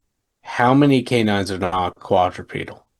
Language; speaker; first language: English; native; English